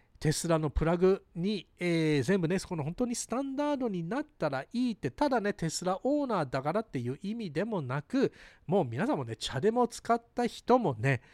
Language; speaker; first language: Japanese; early bilingual, heritage; Japanese